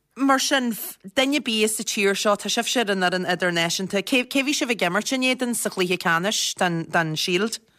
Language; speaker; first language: Irish; native; Irish